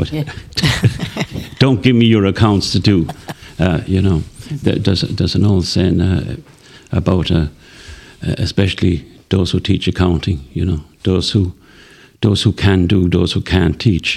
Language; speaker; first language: English; native; English